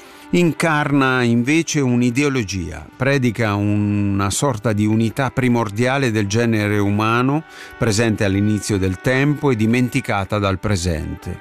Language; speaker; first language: Italian; native; Italian